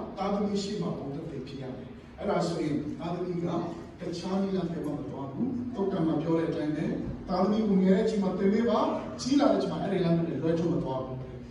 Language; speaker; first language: Burmese; non-native, local second language; Tedim Chin